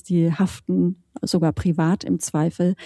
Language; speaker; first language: German; native; German